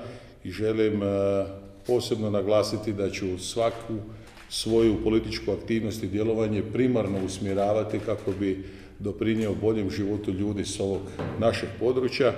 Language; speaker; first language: Croatian; native; Croatian